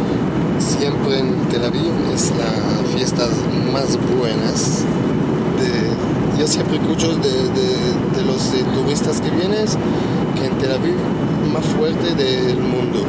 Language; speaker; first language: Spanish; early bilingual, heritage; Hebrew